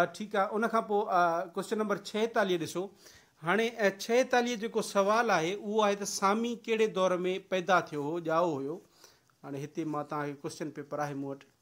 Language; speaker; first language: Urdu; non-native, local second language; Sindhi